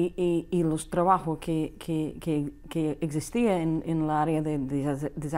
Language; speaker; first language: Spanish; non-native, fluent; English